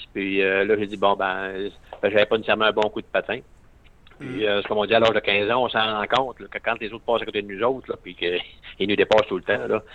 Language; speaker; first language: French; native; French